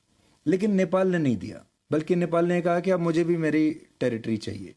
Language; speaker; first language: Hindi; native; Hindi